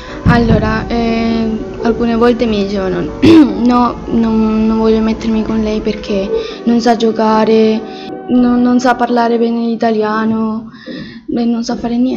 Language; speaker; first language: Italian; early bilingual, other home language; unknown